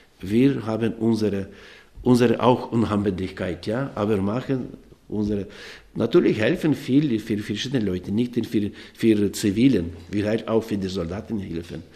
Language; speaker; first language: German; non-native, learner; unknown